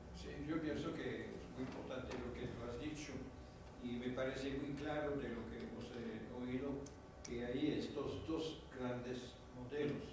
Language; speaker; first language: Spanish; non-native, fluent; French